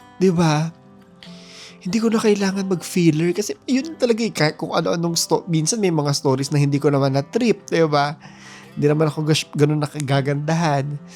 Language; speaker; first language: Filipino; native; Filipino